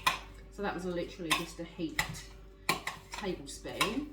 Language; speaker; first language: English; native; English